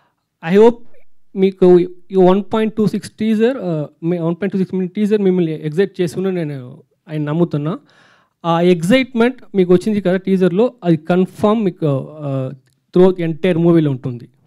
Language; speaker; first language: Telugu; non-native, fluent; Tamil